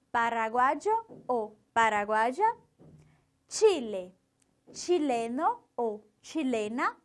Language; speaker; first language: Spanish; non-native, fluent; Portuguese